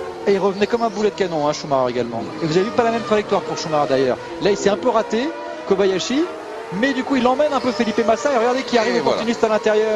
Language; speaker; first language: French; native; French